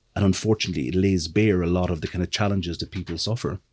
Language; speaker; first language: English; native; English